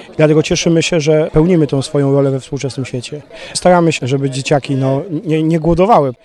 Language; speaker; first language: Polish; native; Polish